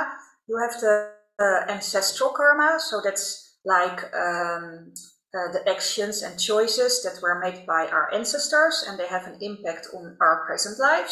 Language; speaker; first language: English; non-native, fluent; Dutch